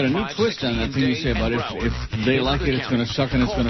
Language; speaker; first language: English; native; English